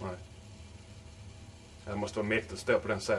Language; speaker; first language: Swedish; native; Swedish